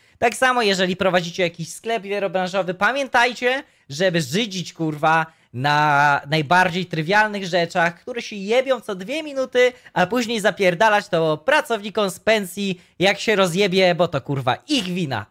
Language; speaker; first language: Polish; native; Polish